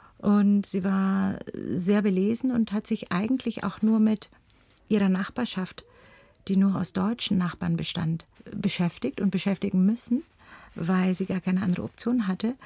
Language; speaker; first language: German; early bilingual, other home language; Turkish